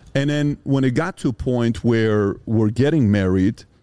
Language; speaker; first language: English; early bilingual, other home language; Persian